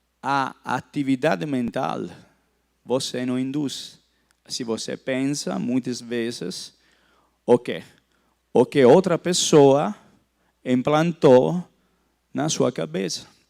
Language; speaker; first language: Portuguese; non-native, fluent; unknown